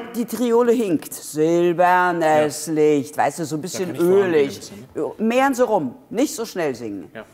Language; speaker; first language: German; native; German